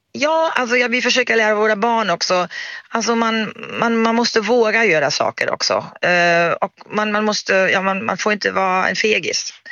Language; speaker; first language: Swedish; non-native, fluent; German